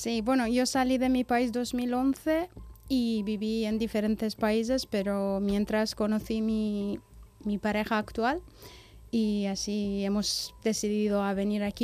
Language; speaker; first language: Spanish; non-native, fluent; Persian